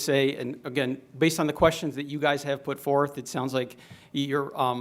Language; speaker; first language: English; native; English